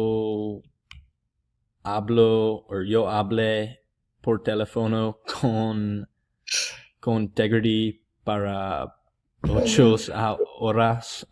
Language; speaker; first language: Spanish; non-native, learner; English